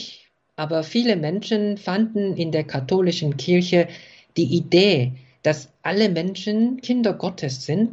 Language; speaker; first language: German; non-native, fluent; Korean